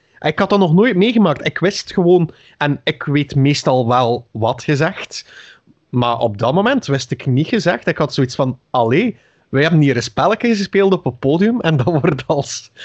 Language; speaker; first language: Dutch; native; Dutch